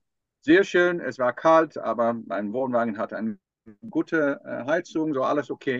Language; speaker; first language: German; non-native, fluent; Dutch